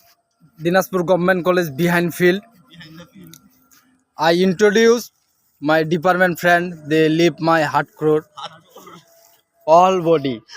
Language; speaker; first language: English; non-native, learner; Bangla